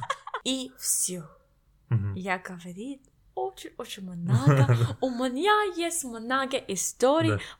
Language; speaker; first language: Russian; non-native, learner; English